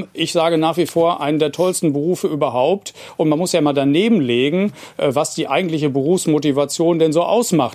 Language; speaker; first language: German; native; German